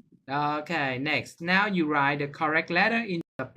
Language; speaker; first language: English; non-native, fluent; Vietnamese